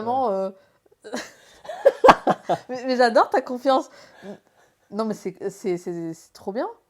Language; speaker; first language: French; native; French